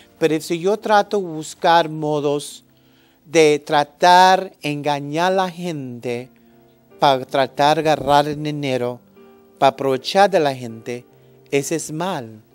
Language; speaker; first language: Spanish; early bilingual, heritage; English